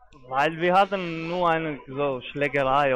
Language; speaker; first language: German; non-native, fluent; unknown